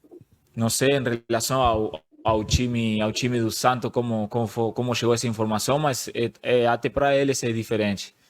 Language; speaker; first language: Portuguese; non-native, fluent; Spanish